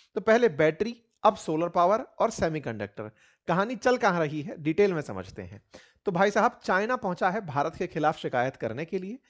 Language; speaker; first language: Hindi; native; Hindi